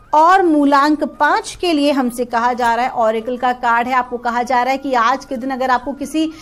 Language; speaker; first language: Hindi; native; Hindi